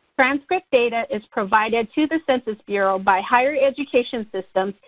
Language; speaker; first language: English; native; English